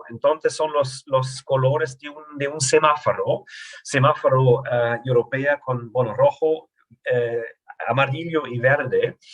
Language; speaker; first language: Spanish; non-native, fluent; German